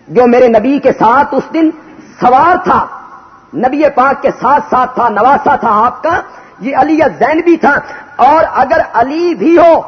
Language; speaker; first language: Urdu; non-native, local second language; Punjabi